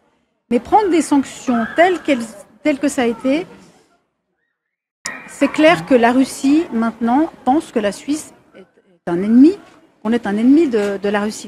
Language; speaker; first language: French; native; French